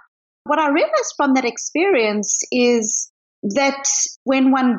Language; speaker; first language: English; native; English